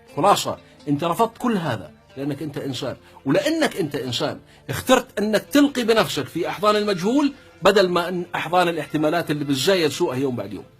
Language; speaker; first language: Arabic; native; Arabic